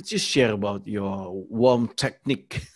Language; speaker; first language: English; non-native, learner; Indonesian